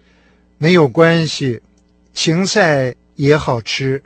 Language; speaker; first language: Chinese; non-native, learner; Russian